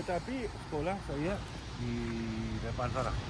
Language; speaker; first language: Indonesian; non-native, learner; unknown